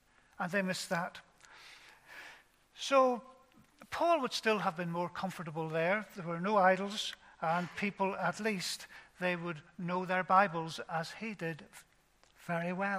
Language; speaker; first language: English; native; English